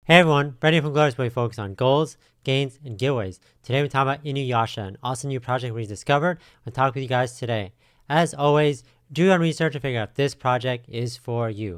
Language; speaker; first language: English; native; English